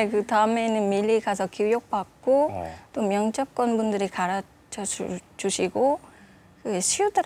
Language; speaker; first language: Korean; non-native, fluent; Vietnamese